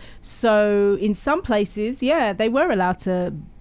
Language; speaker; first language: English; native; English